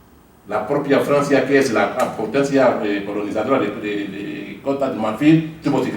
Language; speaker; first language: Spanish; non-native, fluent; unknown